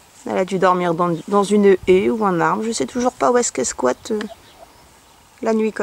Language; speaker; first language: French; native; French